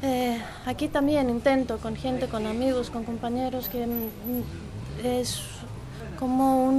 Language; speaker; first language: Spanish; non-native, fluent; Greek